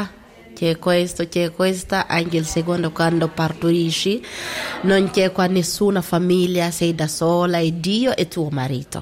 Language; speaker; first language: Italian; non-native, learner; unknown